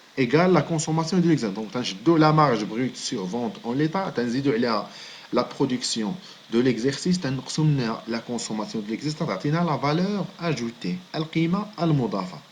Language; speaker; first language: French; non-native, local second language; Arabic